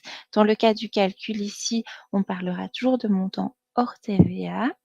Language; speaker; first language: French; native; French